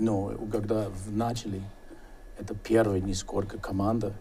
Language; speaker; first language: Russian; non-native, learner; English